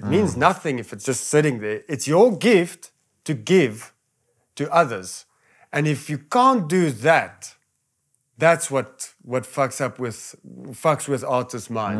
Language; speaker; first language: English; non-native, local second language; Afrikaans